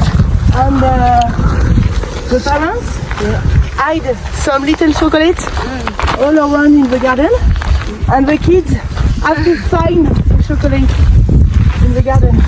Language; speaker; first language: English; non-native, learner; French